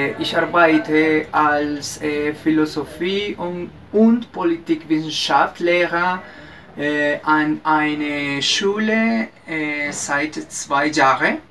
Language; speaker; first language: German; non-native, learner; Spanish